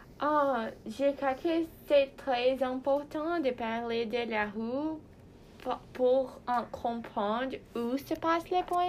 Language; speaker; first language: French; non-native, learner; Portuguese